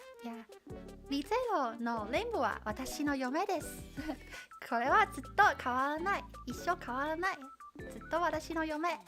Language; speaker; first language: Japanese; non-native, learner; Chinese